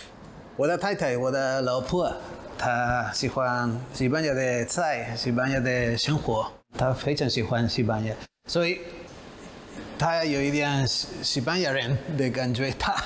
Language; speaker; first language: Chinese; non-native, fluent; Spanish